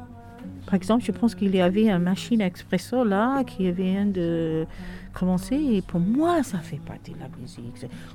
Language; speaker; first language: French; non-native, fluent; English